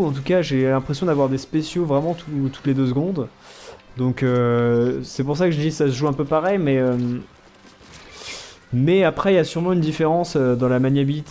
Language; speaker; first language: French; native; French